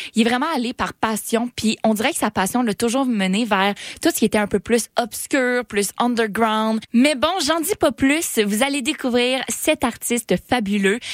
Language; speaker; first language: French; native; French